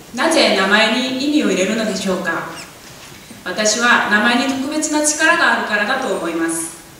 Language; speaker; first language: Japanese; non-native, fluent; Korean